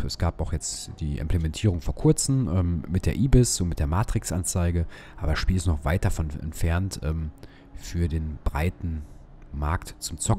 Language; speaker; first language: German; native; German